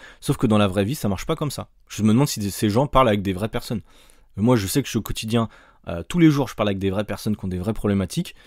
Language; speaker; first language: French; native; French